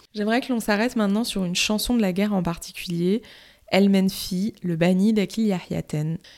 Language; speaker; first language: French; native; French